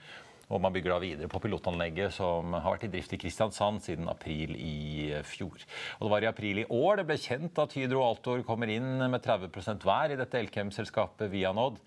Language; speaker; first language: Norwegian; native; Norwegian